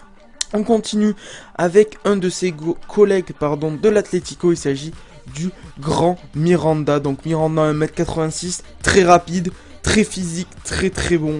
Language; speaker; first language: French; native; French